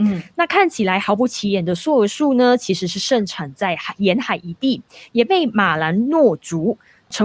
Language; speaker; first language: Chinese; native; Chinese